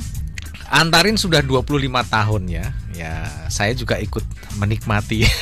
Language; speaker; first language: Indonesian; native; Indonesian